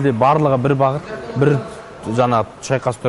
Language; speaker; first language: Kazakh; native; Kazakh